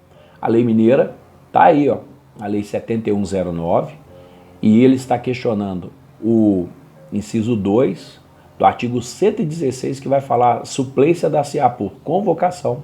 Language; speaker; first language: Portuguese; native; Portuguese